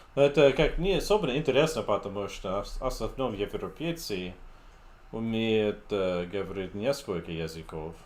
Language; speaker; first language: Russian; non-native, fluent; English